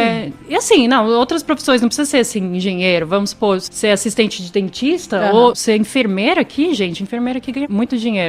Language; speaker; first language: Portuguese; native; Portuguese